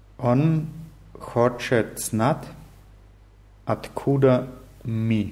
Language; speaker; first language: Russian; non-native, learner; German